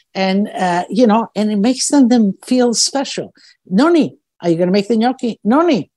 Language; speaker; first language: English; early bilingual, other home language; Croatian